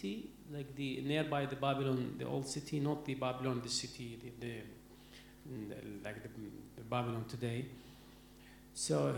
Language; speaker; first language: English; non-native, learner; Arabic